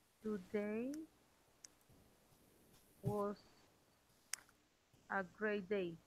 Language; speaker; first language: English; non-native, learner; Spanish